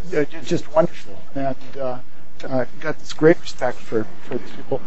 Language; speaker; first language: English; native; English